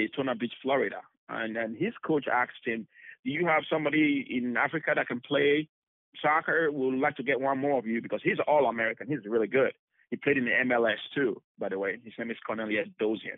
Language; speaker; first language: English; non-native, local second language; Bini